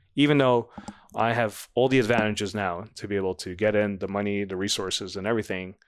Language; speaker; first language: English; non-native, fluent; Dutch